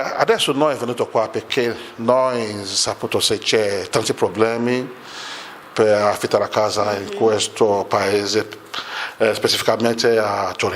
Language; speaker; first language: Italian; non-native, learner; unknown